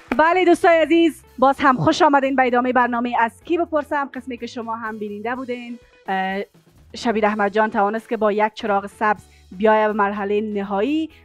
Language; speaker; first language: Persian; native; Persian